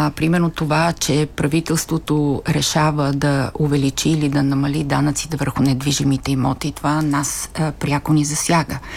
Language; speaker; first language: Bulgarian; native; Bulgarian